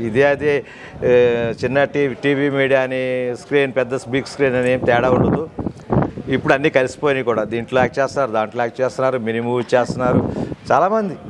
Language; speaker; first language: Telugu; native; Telugu